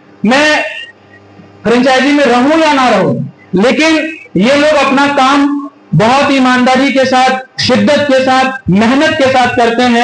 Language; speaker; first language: Hindi; native; Hindi